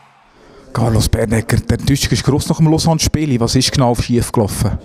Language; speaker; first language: German; native; German